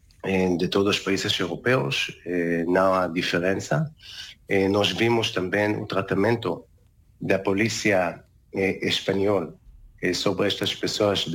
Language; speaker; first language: Portuguese; non-native, learner; Hebrew